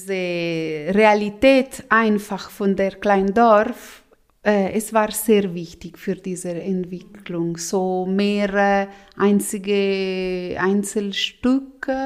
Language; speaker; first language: German; non-native, local second language; Italian